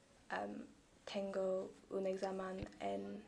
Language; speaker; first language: Spanish; non-native, learner; English